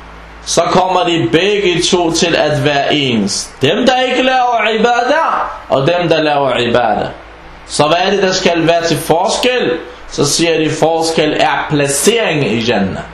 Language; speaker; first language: Danish; early bilingual, other home language; Arabic